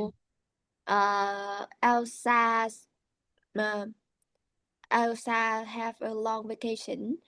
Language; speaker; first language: English; non-native, learner; Vietnamese